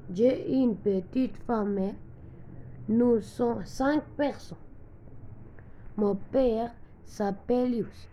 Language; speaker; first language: French; non-native, learner; Arabic